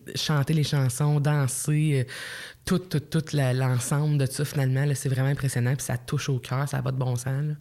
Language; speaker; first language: French; native; French